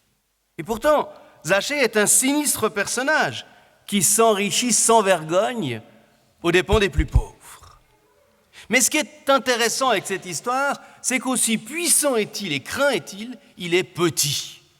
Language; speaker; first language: French; native; French